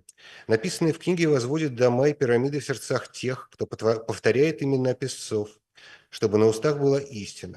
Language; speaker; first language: Russian; native; Russian